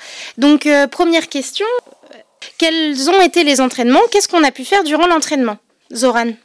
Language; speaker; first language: French; native; French